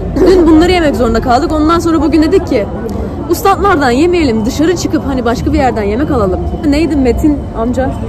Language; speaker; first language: Turkish; early bilingual, other home language; English